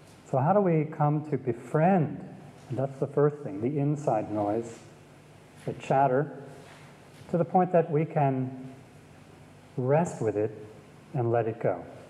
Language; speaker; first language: English; native; English